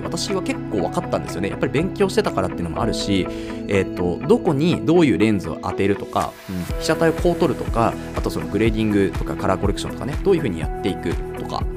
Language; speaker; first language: Japanese; native; Japanese